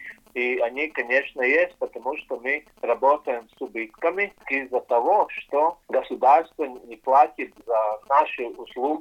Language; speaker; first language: Russian; non-native, local second language; Latvian